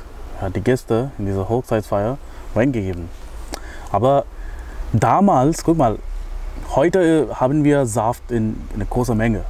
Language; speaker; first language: German; non-native, fluent; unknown